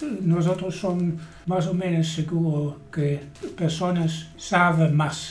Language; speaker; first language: Spanish; non-native, learner; Dutch